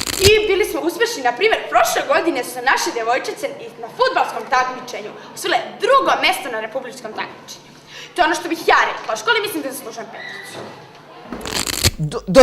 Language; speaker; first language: Bosnian; native; Bosnian